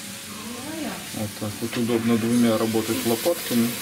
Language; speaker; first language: Russian; native; Russian